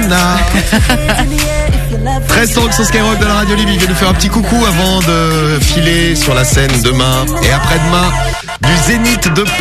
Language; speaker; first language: French; native; French